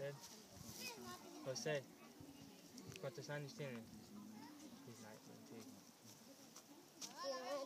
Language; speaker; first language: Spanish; non-native, learner; English